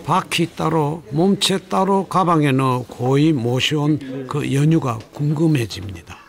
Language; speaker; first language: Korean; native; Korean